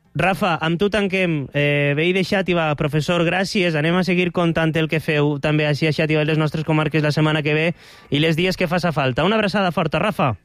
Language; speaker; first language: Catalan; native; Catalan